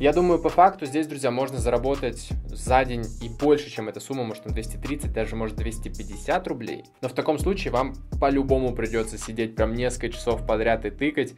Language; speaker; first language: Russian; native; Russian